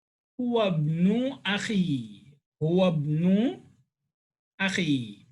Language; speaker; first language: Arabic; non-native, fluent; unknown